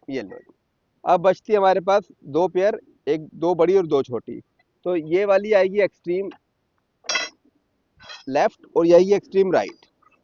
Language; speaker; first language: Hindi; native; Hindi